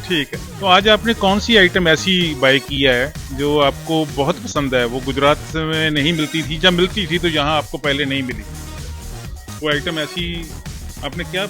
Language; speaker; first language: Hindi; non-native, local second language; Punjabi